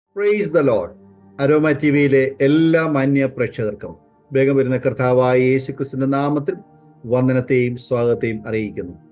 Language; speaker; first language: Malayalam; native; Malayalam